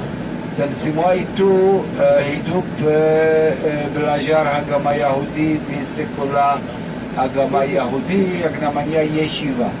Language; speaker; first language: Indonesian; non-native, learner; Hebrew